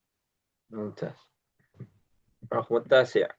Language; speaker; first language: Arabic; non-native, fluent; Indonesian